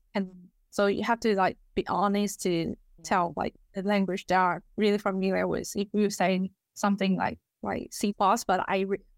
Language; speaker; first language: English; non-native, fluent; Chinese